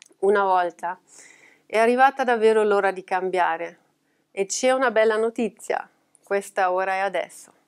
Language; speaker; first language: Italian; non-native, fluent; German